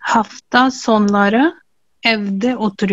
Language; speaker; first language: Turkish; non-native, learner; Urdu